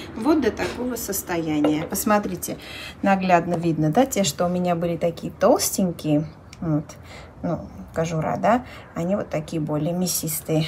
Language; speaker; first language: Russian; non-native, local second language; Armenian